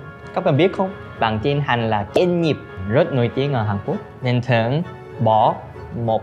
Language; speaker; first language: Vietnamese; non-native, learner; Korean